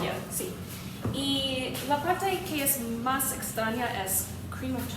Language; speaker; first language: Spanish; non-native, learner; English